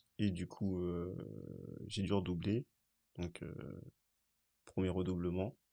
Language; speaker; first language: French; early bilingual, other home language; Haitian Creole